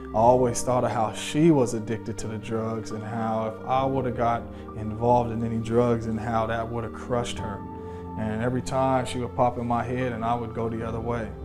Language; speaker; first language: English; native; English